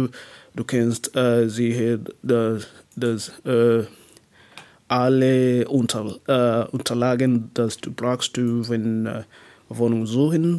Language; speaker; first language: German; non-native, learner; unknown